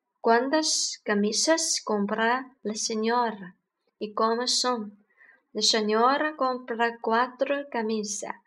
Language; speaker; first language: Spanish; non-native, learner; Chinese